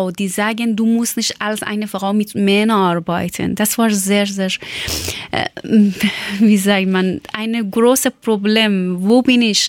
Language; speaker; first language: German; non-native, learner; Persian